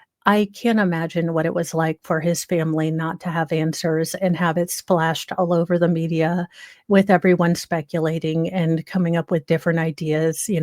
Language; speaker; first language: English; native; English